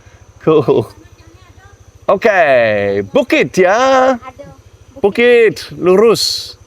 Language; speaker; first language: Indonesian; non-native, learner; English